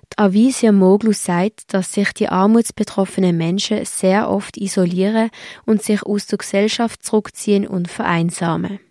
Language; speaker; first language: German; native; German